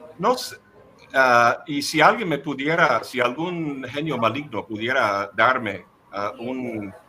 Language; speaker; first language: Spanish; non-native, fluent; English